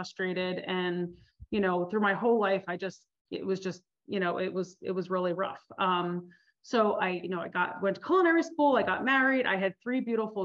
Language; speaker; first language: English; native; English